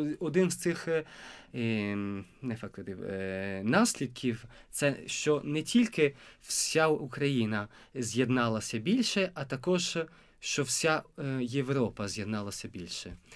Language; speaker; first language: Ukrainian; non-native, fluent; Italian